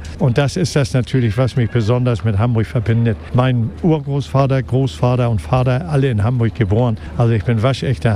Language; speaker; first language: German; native; German